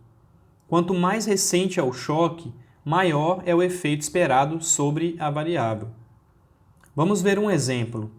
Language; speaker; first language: Portuguese; native; Portuguese